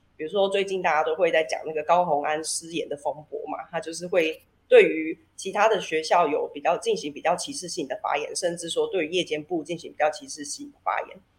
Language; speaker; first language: Chinese; native; Chinese